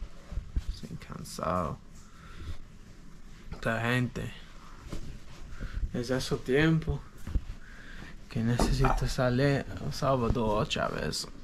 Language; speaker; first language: Spanish; non-native, learner; English